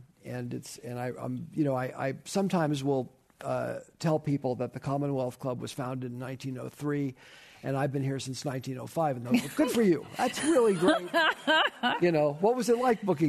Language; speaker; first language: English; native; English